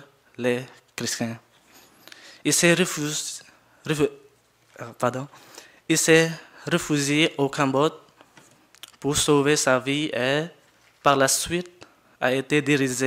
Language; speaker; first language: French; non-native, learner; Jarai